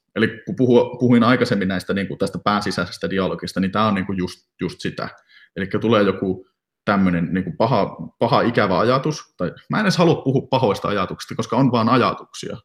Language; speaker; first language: Finnish; native; Finnish